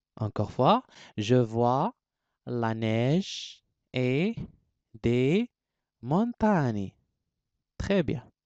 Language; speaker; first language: French; non-native, local second language; Arabic